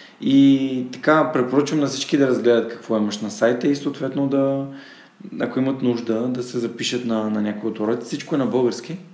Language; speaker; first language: Bulgarian; native; Bulgarian